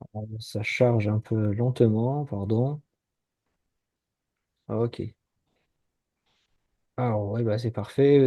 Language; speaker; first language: French; non-native, fluent; Azerbaijani